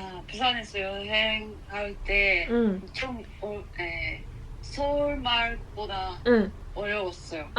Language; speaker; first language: Korean; non-native, learner; Japanese